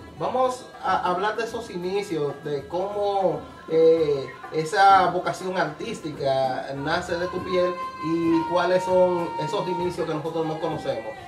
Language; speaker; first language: Spanish; native; Spanish